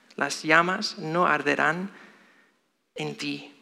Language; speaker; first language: Spanish; non-native, fluent; English